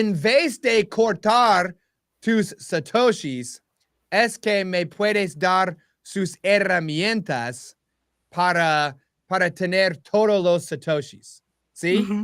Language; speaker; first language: Spanish; non-native, learner; English